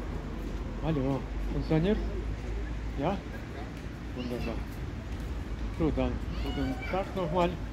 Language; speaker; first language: German; non-native, learner; Russian